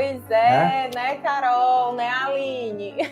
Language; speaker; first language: Portuguese; native; Portuguese